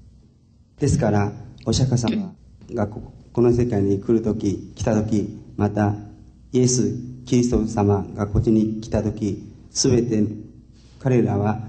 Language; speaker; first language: Japanese; non-native, fluent; Chinese